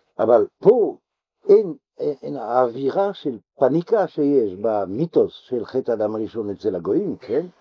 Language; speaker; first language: Hebrew; non-native, fluent; French